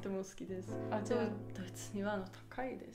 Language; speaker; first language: Japanese; non-native, learner; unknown